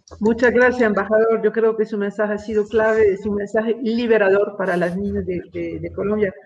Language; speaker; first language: Spanish; non-native, fluent; French